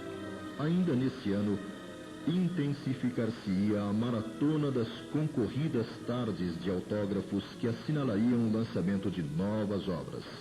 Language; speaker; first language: Portuguese; native; Portuguese